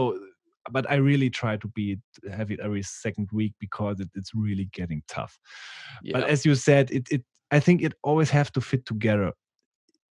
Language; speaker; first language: English; non-native, fluent; German